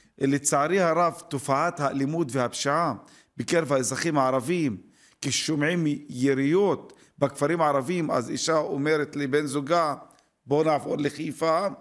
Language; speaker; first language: Hebrew; non-native, local second language; Arabic